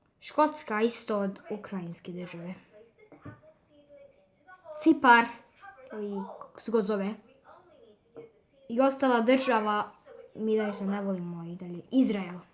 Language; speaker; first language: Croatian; early bilingual, heritage; Bosnian